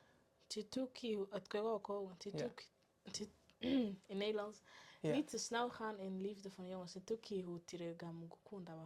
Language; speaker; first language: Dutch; non-native, learner; Kinyarwanda